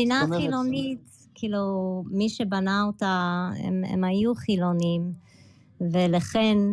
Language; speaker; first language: Hebrew; early bilingual, other home language; English